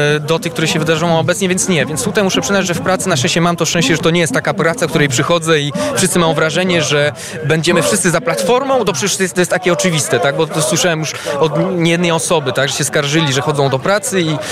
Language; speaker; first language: Polish; early bilingual, heritage; Polish